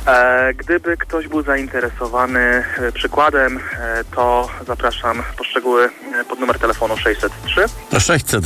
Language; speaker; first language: Polish; native; Polish